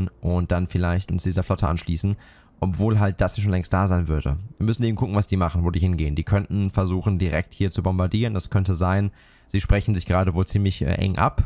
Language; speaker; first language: German; native; German